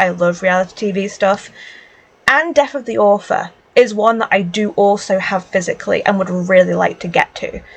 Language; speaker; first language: English; native; English